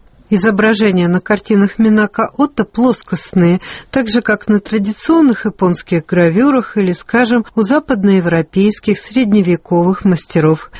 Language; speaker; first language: Russian; native; Russian